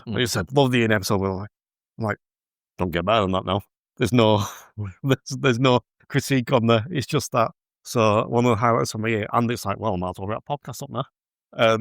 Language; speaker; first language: English; native; English